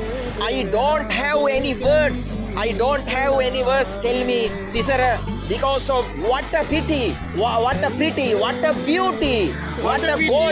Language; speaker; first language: English; non-native, local second language; Sinhala